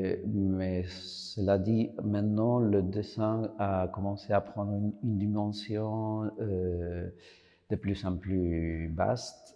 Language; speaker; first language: French; non-native, fluent; Spanish